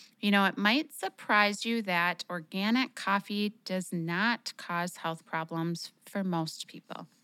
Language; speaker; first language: English; native; English